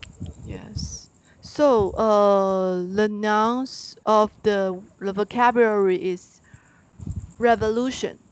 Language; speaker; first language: English; non-native, learner; Chinese